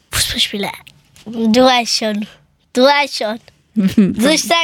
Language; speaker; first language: German; early bilingual, other home language; Persian